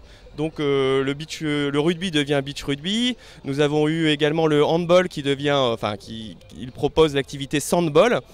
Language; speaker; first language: French; native; French